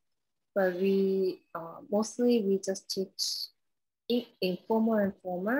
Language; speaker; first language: English; non-native, learner; Korean